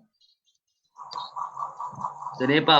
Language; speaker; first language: French; non-native, learner; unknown